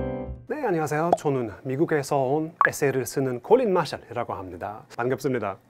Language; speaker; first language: Korean; non-native, fluent; English